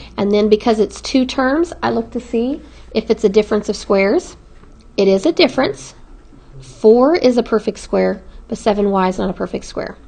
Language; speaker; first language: English; native; English